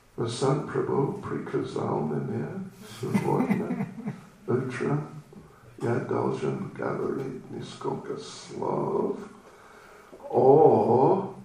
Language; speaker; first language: Russian; non-native, learner; English